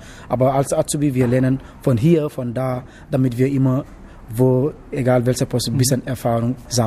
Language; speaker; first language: German; non-native, learner; Wolof